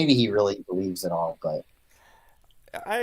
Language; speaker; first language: English; native; English